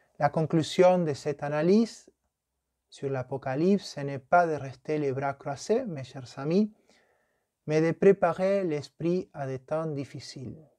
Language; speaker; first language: French; non-native, fluent; Spanish